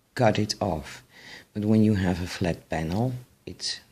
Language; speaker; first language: English; non-native, fluent; Dutch